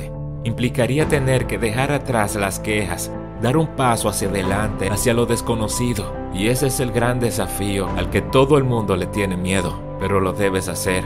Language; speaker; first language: Spanish; native; Spanish